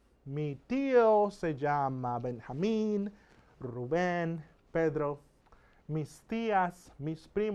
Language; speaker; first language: Spanish; non-native, fluent; English